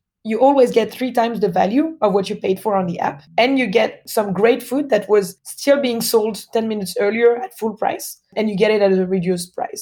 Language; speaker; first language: English; non-native, fluent; French